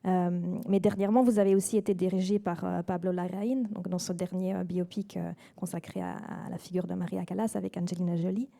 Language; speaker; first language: French; native; French